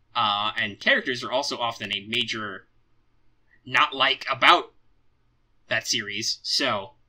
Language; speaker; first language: English; native; English